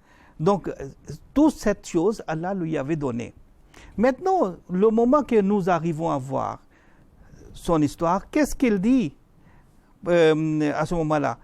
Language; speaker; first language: French; non-native, fluent; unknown